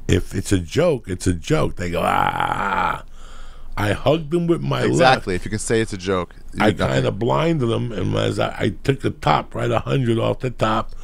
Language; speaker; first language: English; native; English